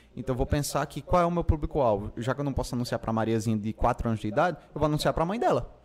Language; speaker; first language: Portuguese; native; Portuguese